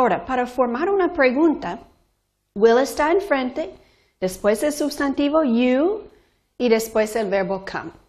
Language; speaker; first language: Spanish; non-native, fluent; English